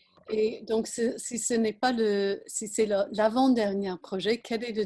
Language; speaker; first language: French; non-native, fluent; English